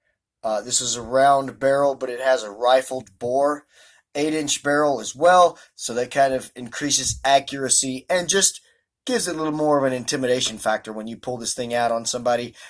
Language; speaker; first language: English; native; English